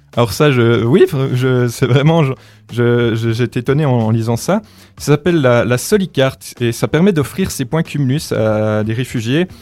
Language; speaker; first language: French; native; French